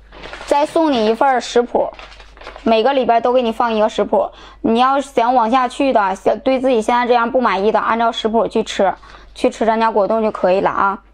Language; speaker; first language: Chinese; native; Chinese